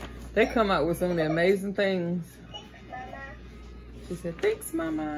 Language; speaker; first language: English; native; English